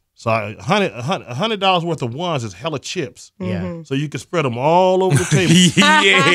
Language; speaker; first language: English; native; English